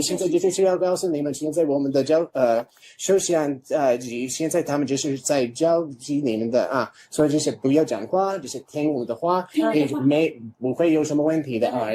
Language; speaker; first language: Chinese; non-native, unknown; English